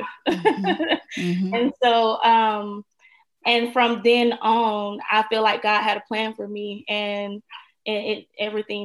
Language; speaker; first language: English; native; English